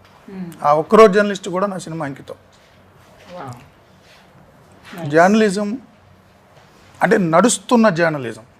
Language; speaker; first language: Telugu; native; Telugu